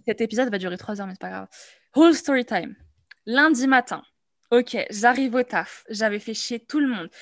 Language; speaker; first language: French; non-native, local second language; Arabic